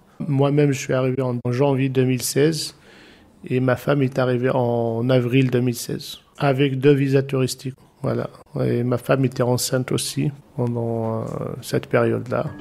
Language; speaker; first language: French; non-native, local second language; Arabic